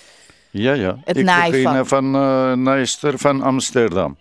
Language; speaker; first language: Dutch; non-native, learner; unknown